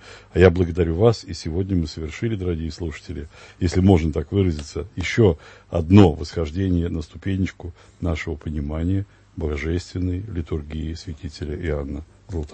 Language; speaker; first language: Russian; native; Russian